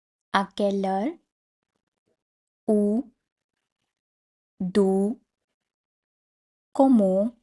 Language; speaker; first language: French; non-native, fluent; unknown